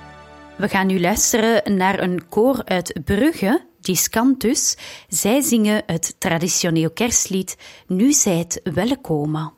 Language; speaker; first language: Dutch; native; Dutch